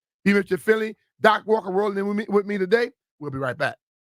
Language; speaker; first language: English; native; English